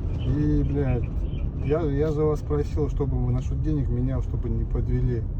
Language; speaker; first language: Russian; non-native, local second language; Kyrgyz